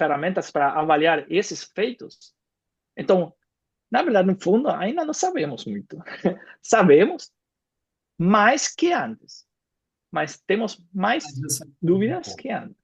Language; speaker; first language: Portuguese; non-native, fluent; Spanish